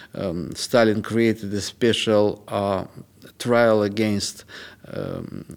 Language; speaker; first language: English; non-native, fluent; Russian